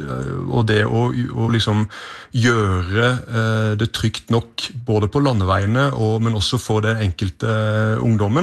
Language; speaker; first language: Norwegian; native; Norwegian